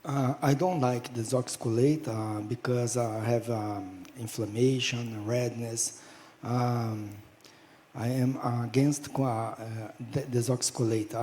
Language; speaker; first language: English; non-native, fluent; Portuguese